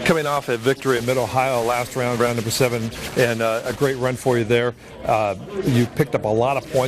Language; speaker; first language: English; native; English